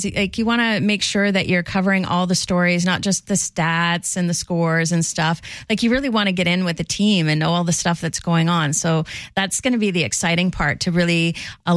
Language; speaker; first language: English; native; English